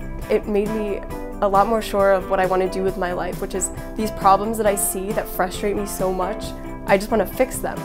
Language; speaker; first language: English; native; English